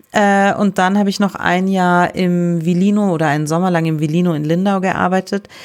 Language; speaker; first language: German; native; German